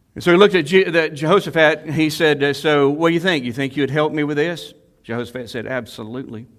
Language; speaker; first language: English; native; English